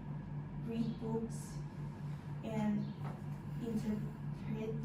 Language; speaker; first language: English; non-native, fluent; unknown